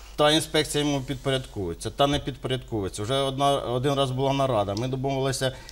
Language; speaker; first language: Ukrainian; native; Ukrainian